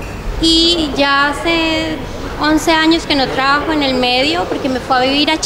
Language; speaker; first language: Spanish; native; Spanish